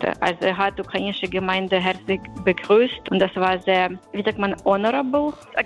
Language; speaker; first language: German; non-native, fluent; Ukrainian